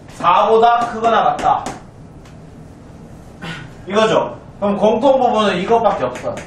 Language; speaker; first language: Korean; native; Korean